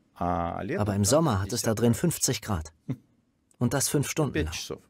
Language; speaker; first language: German; non-native, fluent; Russian